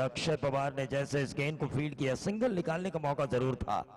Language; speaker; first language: Hindi; non-native, local second language; Marathi